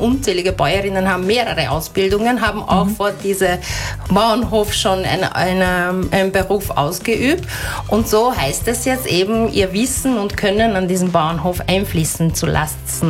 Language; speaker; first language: German; native; German